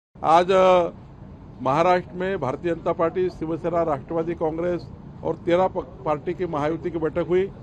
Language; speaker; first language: Hindi; non-native, local second language; Marathi